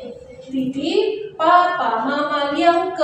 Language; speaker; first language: Chinese; non-native, fluent; Indonesian